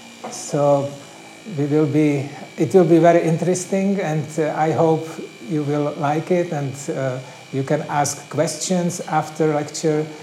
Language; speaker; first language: English; non-native, fluent; Czech